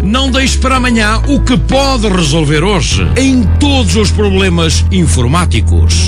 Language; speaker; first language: Portuguese; native; Portuguese